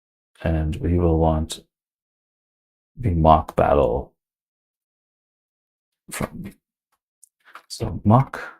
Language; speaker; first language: English; native; English